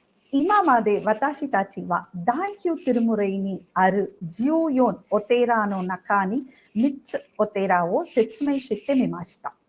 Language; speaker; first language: Japanese; non-native, fluent; Tamil